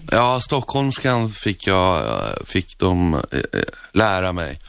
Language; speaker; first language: Swedish; non-native, fluent; Norwegian